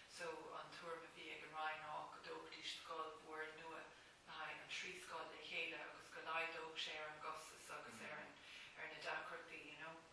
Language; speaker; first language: Irish; non-native, local second language; English